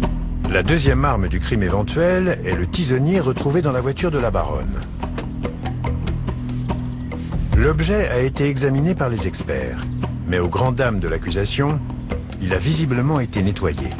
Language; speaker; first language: French; native; French